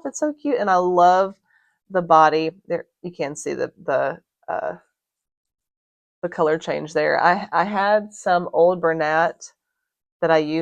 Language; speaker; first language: English; native; English